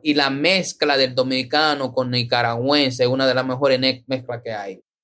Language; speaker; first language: Spanish; early bilingual, heritage; Spanish